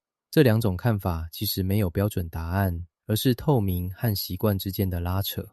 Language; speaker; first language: Chinese; native; Chinese